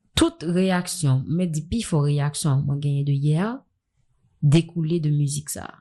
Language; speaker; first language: French; non-native, local second language; Haitian Creole